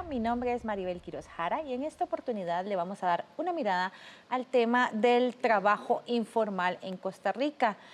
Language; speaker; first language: Spanish; native; Spanish